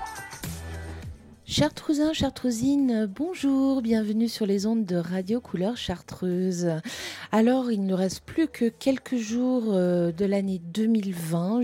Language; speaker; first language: French; native; French